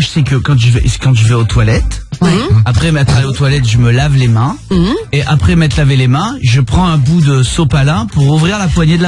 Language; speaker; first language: French; native; French